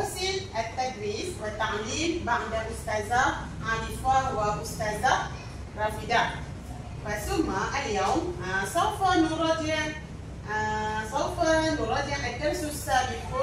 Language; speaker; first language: Arabic; non-native, learner; Malay